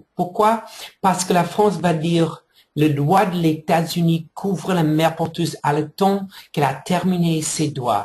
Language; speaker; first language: French; non-native, fluent; English